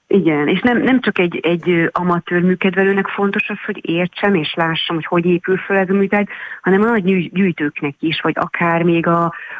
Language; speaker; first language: Hungarian; native; Hungarian